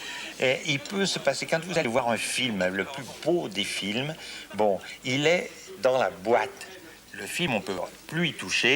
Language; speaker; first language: French; native; French